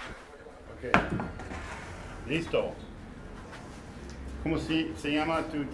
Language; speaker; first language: Spanish; non-native, learner; English